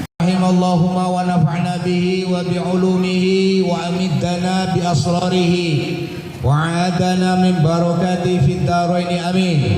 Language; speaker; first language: Indonesian; non-native, local second language; Buginese